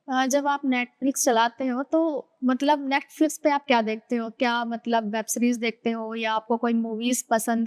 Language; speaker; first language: Hindi; native; Hindi